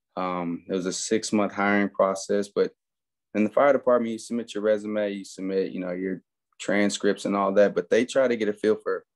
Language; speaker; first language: English; native; English